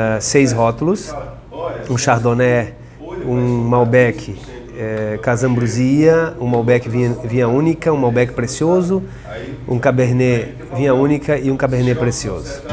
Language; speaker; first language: Portuguese; non-native, fluent; Italian